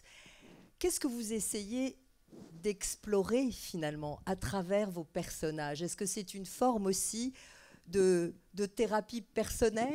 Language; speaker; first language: French; native; French